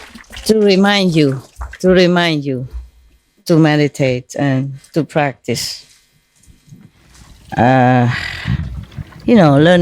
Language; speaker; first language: English; non-native, fluent; Vietnamese